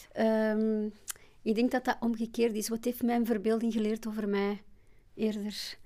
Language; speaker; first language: Dutch; non-native, fluent; Portuguese